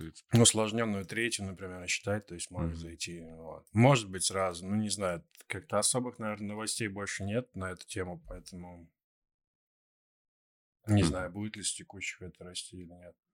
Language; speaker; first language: Russian; native; Russian